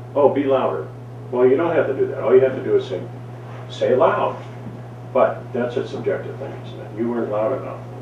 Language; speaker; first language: English; native; English